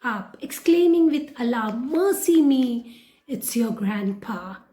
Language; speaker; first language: English; non-native, local second language; Hindi